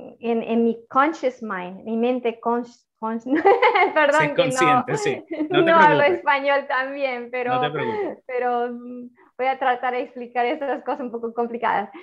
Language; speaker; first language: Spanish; non-native, fluent; Italian